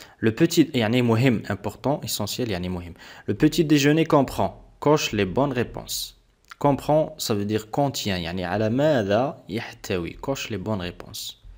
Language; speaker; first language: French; non-native, local second language; Arabic